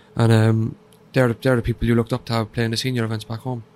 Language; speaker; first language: English; native; English